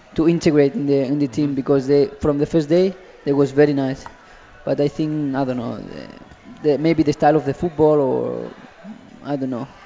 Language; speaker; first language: English; non-native, learner; Catalan